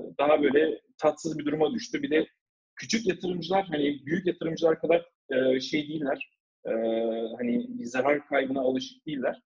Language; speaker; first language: Turkish; early bilingual, heritage; Turkish